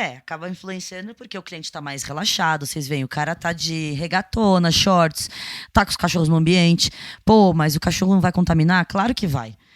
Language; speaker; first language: Portuguese; native; Portuguese